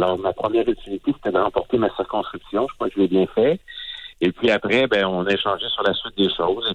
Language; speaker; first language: French; native; French